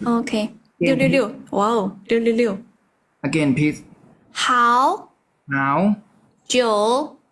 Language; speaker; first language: Chinese; non-native, learner; Thai